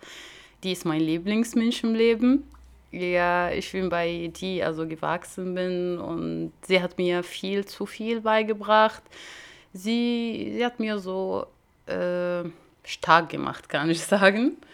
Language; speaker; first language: German; non-native, learner; Arabic